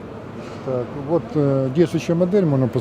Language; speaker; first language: Russian; native; Russian